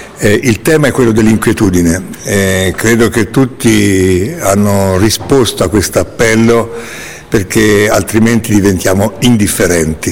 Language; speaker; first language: Italian; native; Italian